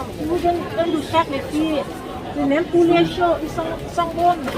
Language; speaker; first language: French; non-native, learner; Thai